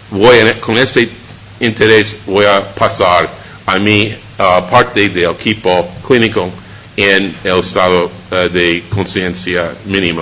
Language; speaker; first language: Spanish; non-native, fluent; English